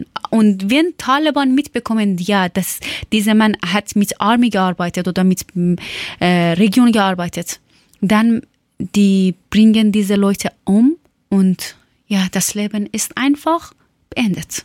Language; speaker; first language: German; non-native, learner; Persian